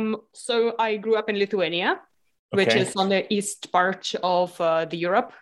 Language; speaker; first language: English; non-native, fluent; Lithuanian